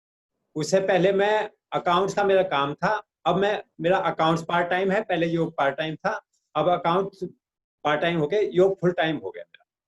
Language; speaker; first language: Hindi; native; Hindi